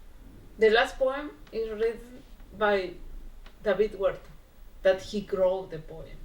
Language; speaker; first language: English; non-native, learner; Spanish